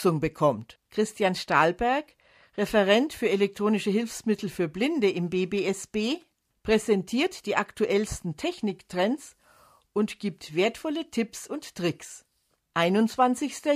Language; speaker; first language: German; native; German